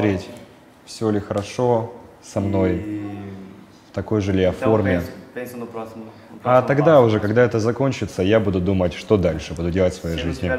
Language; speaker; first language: Russian; non-native, fluent; Portuguese